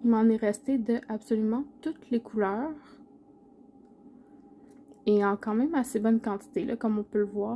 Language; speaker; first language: French; native; French